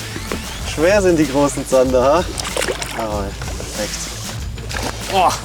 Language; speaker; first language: German; native; German